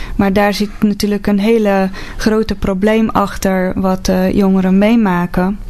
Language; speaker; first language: Dutch; non-native, fluent; Hungarian